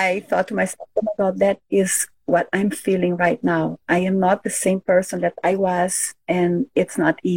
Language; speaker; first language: English; non-native, fluent; Portuguese